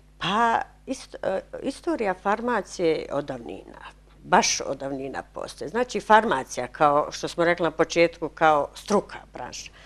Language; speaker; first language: Bosnian; native; Bosnian